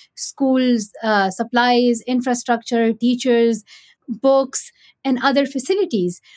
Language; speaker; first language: English; non-native, local second language; Pashto